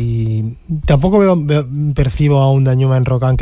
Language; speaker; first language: Spanish; native; Spanish